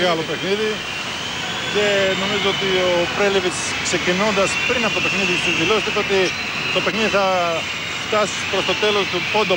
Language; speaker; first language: Greek; native; Greek